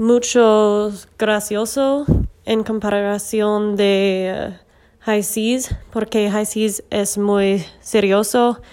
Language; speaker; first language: Spanish; non-native, learner; English